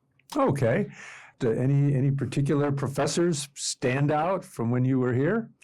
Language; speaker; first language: English; native; English